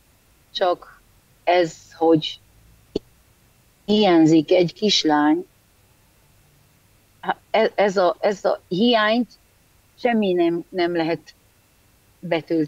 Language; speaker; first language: Hungarian; early bilingual, heritage; Hebrew